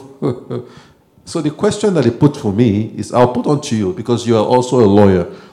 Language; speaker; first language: English; non-native, local second language; Yoruba